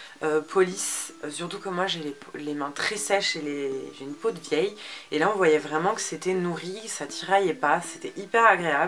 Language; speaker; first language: French; native; French